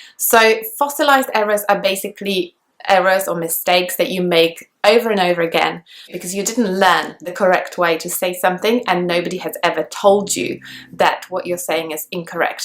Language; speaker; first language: English; non-native, fluent; Polish